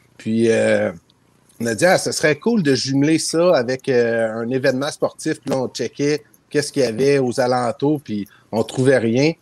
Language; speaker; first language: French; native; French